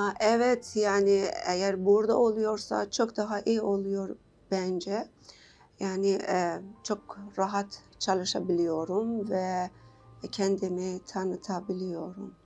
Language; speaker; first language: Turkish; non-native, learner; Persian